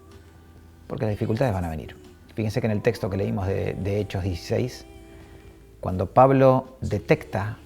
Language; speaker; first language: Spanish; native; Spanish